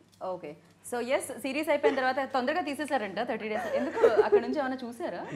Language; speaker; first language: Telugu; native; Telugu